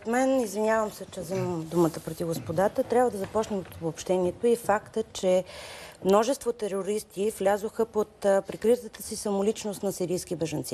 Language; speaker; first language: Bulgarian; native; Bulgarian